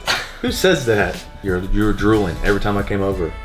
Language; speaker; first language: English; native; English